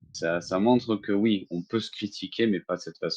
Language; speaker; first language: French; native; French